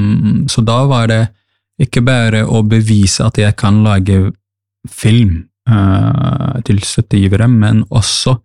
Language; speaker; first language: Norwegian; non-native, fluent; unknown